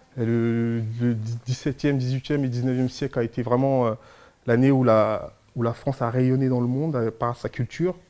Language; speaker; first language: French; early bilingual, other home language; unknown